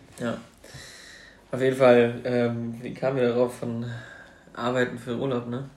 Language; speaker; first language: German; early bilingual, other home language; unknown